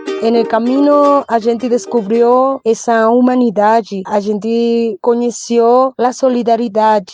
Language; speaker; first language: Portuguese; non-native, fluent; Spanish